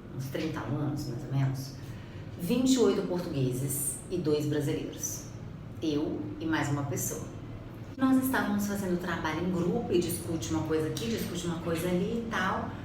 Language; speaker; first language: Portuguese; native; Portuguese